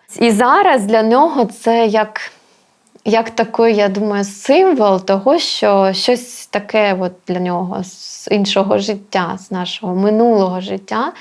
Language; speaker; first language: Ukrainian; non-native, local second language; Russian